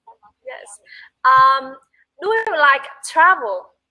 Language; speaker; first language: English; non-native, learner; Vietnamese